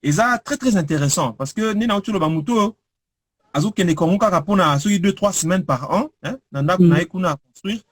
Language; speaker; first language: French; non-native, local second language; Lingala